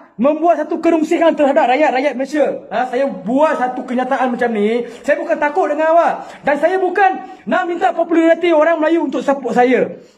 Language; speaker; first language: Malay; non-native, local second language; Tamil